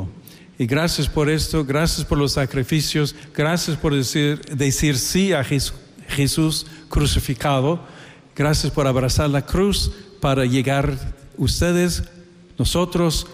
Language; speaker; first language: Spanish; non-native, fluent; English